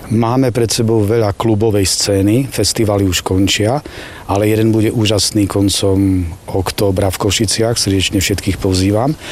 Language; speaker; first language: Slovak; native; Slovak